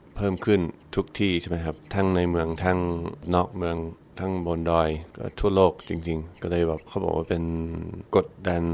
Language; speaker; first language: Thai; non-native, fluent; English